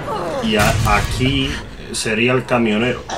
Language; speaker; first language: Spanish; native; Spanish